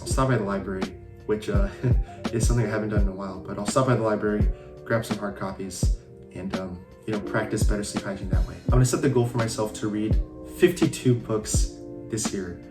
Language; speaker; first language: English; early bilingual, other home language; Chinese